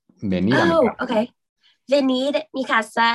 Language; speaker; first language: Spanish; non-native, learner; English